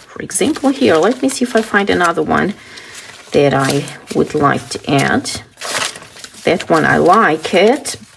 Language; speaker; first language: English; non-native, fluent; Portuguese